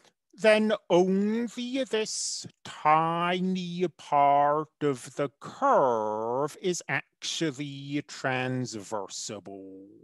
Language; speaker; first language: English; native; English